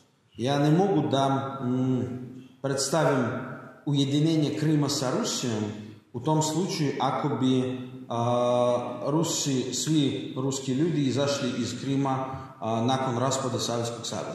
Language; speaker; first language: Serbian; non-native, learner; Russian